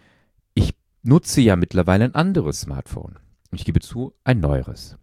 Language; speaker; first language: German; native; German